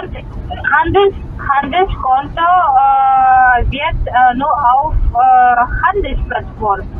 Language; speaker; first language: German; non-native, learner; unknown